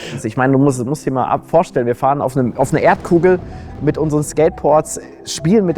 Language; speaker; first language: German; native; German